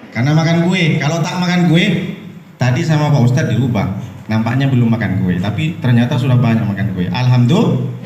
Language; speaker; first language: Indonesian; non-native, local second language; Madurese